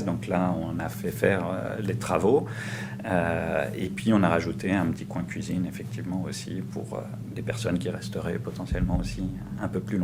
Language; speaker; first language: French; native; French